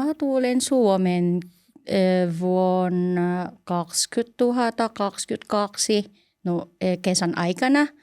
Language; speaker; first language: Finnish; non-native, learner; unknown